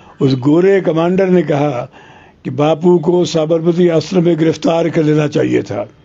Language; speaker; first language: Hindi; non-native, local second language; Telugu